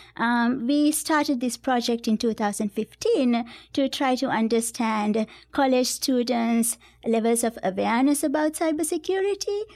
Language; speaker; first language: English; non-native, local second language; Sinhala